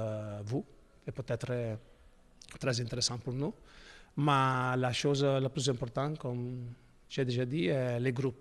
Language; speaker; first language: French; non-native, learner; Italian